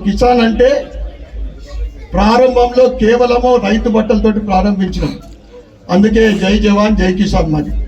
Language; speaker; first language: Telugu; native; Telugu